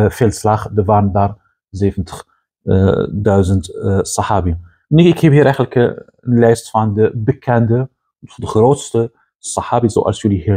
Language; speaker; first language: Dutch; non-native, fluent; Arabic